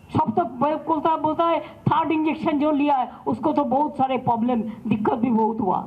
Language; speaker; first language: Hindi; non-native, local second language; Bangla